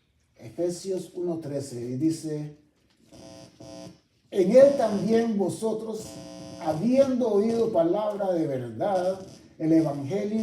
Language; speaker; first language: Spanish; native; Spanish